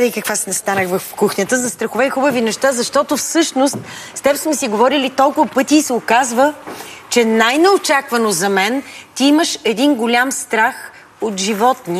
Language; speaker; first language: Bulgarian; native; Bulgarian